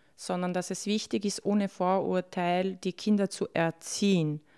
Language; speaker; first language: German; early bilingual, other home language; Bosnian